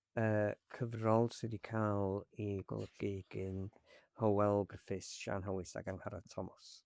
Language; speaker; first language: Welsh; native; Welsh